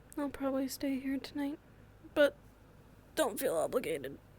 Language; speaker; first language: English; native; English